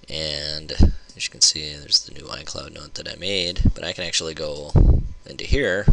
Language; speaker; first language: English; native; English